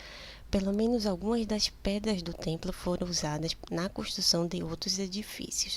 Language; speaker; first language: Portuguese; native; Portuguese